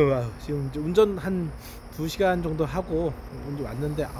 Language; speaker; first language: Korean; native; Korean